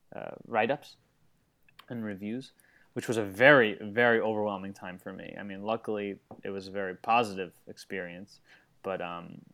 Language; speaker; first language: English; native; English